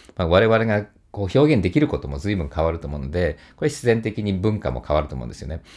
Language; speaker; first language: Japanese; native; Japanese